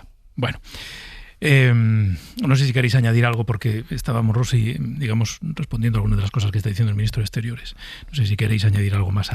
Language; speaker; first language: Spanish; native; Spanish